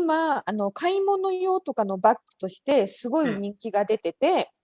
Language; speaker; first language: Japanese; native; Japanese